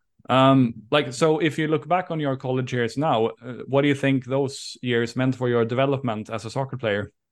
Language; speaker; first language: English; non-native, fluent; Swedish